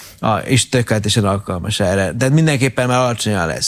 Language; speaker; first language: Hungarian; native; Hungarian